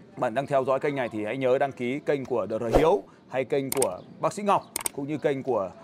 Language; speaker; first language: Vietnamese; native; Vietnamese